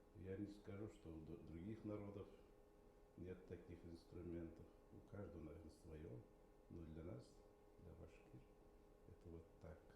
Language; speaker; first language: Russian; non-native, local second language; Bashkir